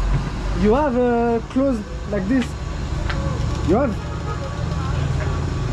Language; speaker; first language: English; non-native, learner; French